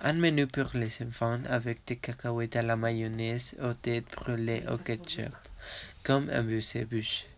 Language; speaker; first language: French; non-native, learner; Spanish